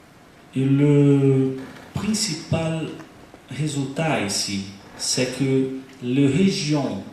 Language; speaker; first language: French; non-native, learner; Portuguese